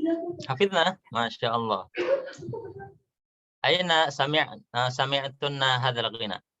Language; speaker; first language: Arabic; non-native, fluent; Indonesian